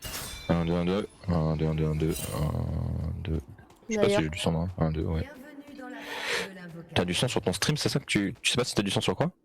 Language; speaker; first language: French; native; French